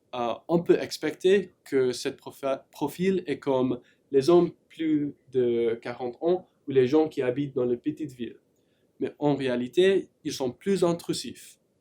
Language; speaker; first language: French; non-native, learner; English